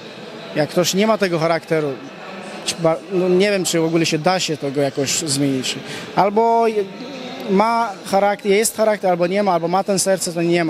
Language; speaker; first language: Polish; non-native, fluent; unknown